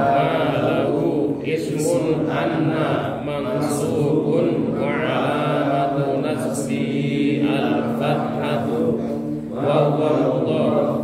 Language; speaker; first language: Arabic; non-native, learner; Indonesian